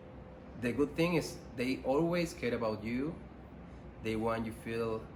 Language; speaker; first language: English; non-native, learner; Spanish